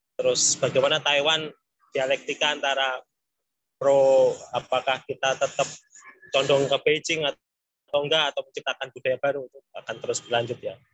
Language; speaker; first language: Indonesian; native; Indonesian